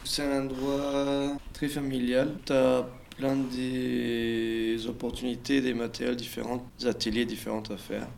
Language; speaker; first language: French; non-native, fluent; Spanish